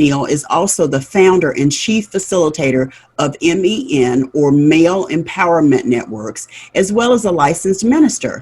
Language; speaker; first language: English; native; English